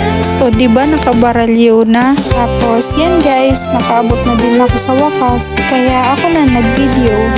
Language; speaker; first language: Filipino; non-native, local second language; Bikol